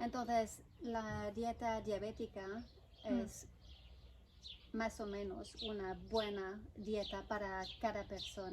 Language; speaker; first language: Spanish; non-native, fluent; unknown